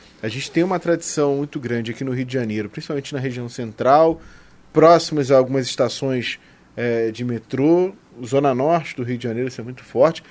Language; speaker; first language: Portuguese; native; Portuguese